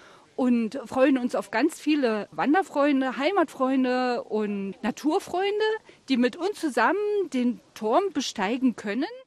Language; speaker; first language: German; native; German